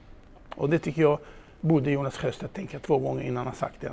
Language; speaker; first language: Swedish; non-native, fluent; Hebrew